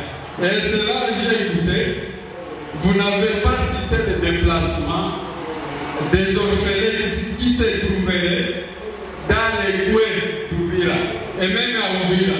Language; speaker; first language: French; non-native, local second language; Swahili